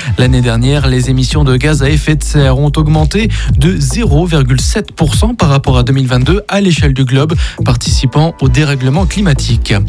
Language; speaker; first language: French; native; French